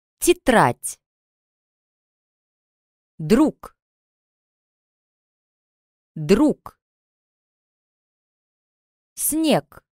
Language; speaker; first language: Russian; non-native, learner; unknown